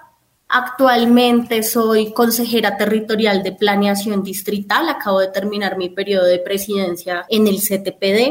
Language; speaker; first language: Spanish; native; Spanish